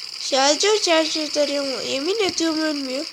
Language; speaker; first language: Turkish; native; Turkish